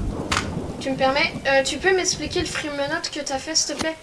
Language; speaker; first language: French; native; French